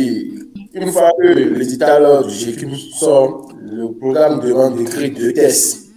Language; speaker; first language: French; non-native, local second language; Fon